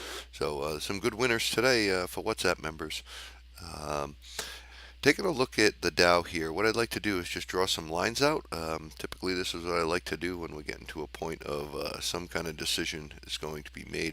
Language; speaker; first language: English; native; English